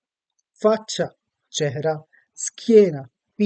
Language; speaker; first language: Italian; non-native, learner; Urdu